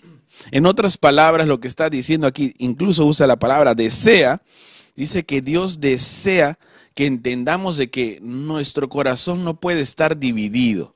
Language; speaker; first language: Spanish; native; Spanish